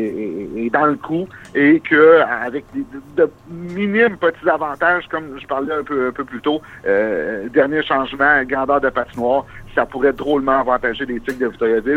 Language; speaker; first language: French; native; French